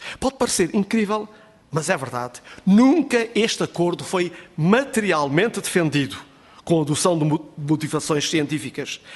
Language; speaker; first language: Portuguese; native; Portuguese